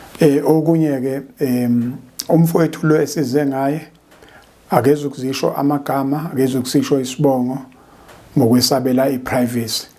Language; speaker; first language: Zulu; native; Zulu